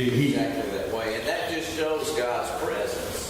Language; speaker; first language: English; native; English